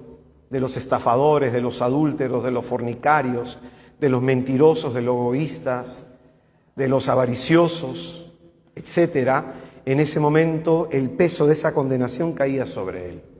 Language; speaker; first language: Spanish; native; Spanish